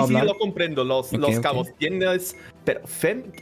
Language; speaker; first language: Spanish; non-native, learner; Portuguese